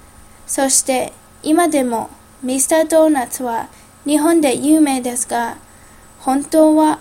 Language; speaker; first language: Japanese; non-native, learner; English